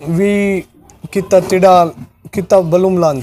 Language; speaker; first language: Indonesian; non-native, learner; Hindi